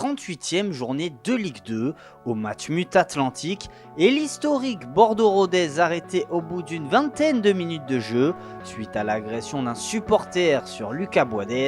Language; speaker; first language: French; native; French